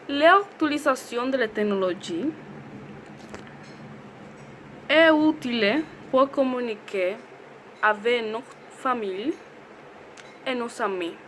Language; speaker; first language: French; non-native, learner; Spanish